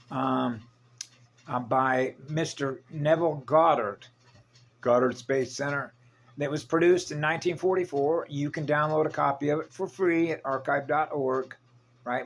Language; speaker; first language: English; native; English